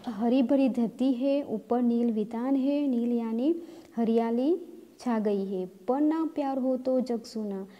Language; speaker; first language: Hindi; non-native, local second language; Gamit